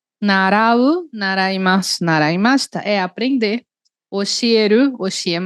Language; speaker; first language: Japanese; non-native, learner; Portuguese